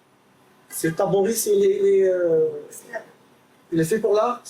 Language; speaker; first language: French; non-native, local second language; Arabic